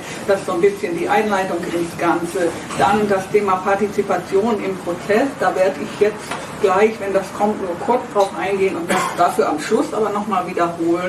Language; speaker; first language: German; native; German